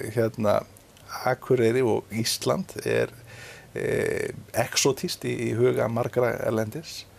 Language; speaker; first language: Icelandic; native; Icelandic